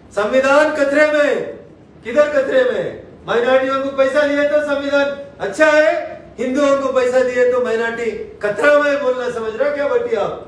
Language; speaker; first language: Hindi; non-native, local second language; Telugu